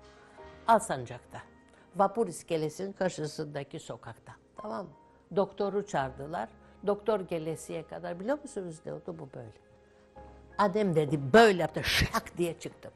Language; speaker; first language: Turkish; non-native, local second language; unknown